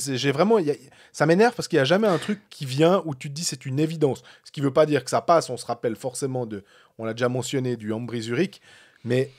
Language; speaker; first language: French; native; French